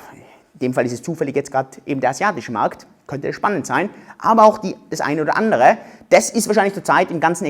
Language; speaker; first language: German; native; German